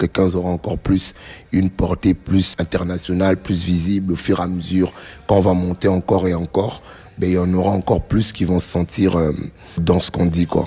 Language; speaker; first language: French; non-native, local second language; Lingala